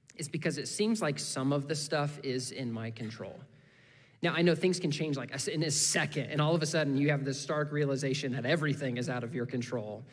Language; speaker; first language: English; native; English